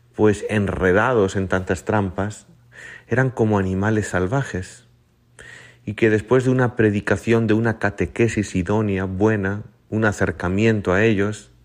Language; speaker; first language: Spanish; native; Spanish